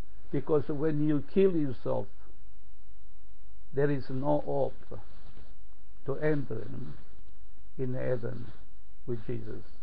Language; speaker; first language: English; non-native, fluent; Italian